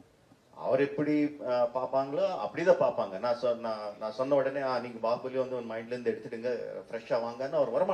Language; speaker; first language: Tamil; non-native, fluent; Telugu